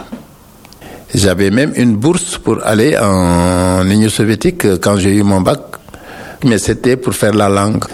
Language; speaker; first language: French; non-native, local second language; Wolof